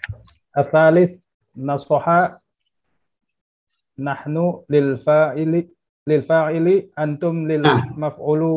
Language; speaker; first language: Arabic; non-native, learner; Indonesian